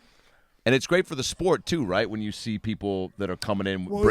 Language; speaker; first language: English; native; English